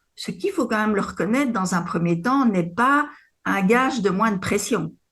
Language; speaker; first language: French; native; French